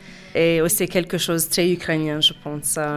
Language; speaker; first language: French; non-native, fluent; English